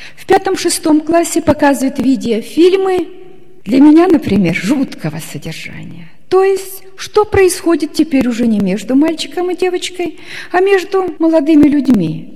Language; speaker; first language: Russian; native; Russian